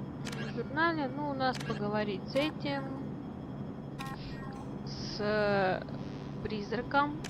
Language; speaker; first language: Russian; native; Russian